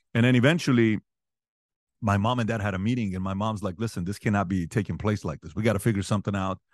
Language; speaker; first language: English; early bilingual, other home language; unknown